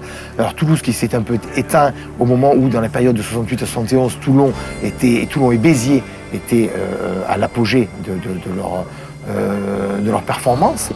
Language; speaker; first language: French; native; French